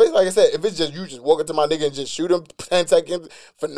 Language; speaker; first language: English; native; English